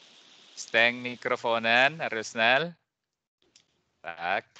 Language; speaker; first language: Swedish; non-native, fluent; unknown